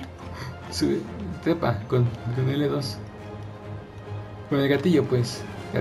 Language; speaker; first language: Spanish; native; Spanish